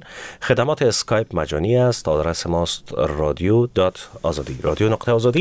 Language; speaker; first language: Persian; native; Persian